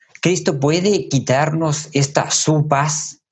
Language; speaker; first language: Spanish; native; Spanish